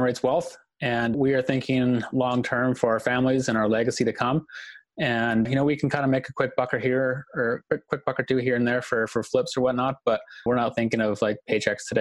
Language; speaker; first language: English; native; English